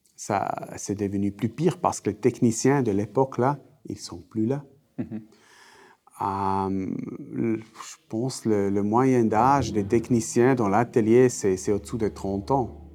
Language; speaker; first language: French; non-native, fluent; German